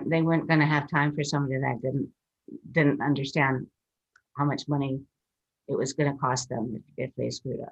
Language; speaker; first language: English; native; English